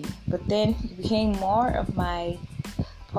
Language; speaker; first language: English; non-native, local second language; Yoruba